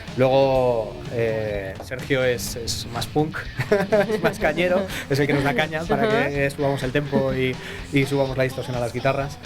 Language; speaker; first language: Spanish; native; Spanish